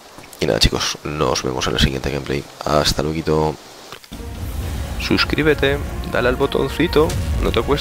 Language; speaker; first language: Spanish; native; Spanish